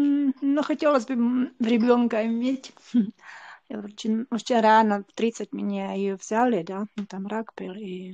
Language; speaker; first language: Russian; non-native, fluent; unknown